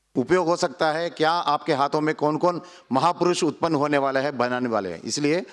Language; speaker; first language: Hindi; non-native, local second language; Telugu